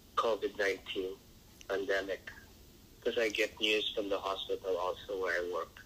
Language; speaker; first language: English; non-native, local second language; Filipino